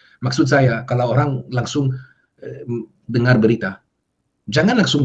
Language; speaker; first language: Indonesian; non-native, fluent; Hebrew